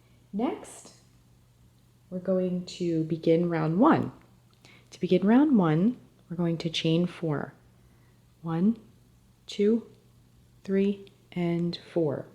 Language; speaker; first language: English; native; English